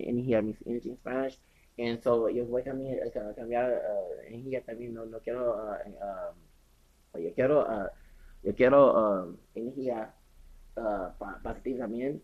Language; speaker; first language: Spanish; non-native, learner; English